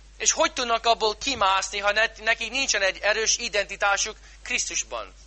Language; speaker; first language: Hungarian; non-native, fluent; English